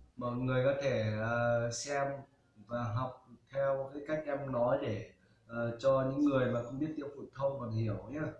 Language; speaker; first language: Vietnamese; non-native, local second language; Hmong